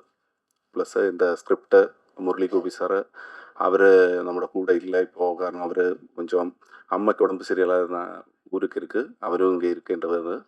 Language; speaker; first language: Tamil; non-native, learner; Malayalam